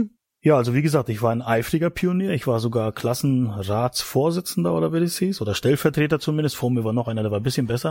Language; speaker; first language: German; native; German